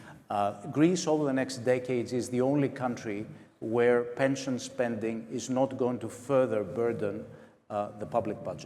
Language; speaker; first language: English; non-native, local second language; Greek